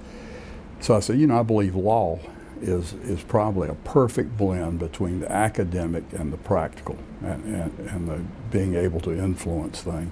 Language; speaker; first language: English; native; English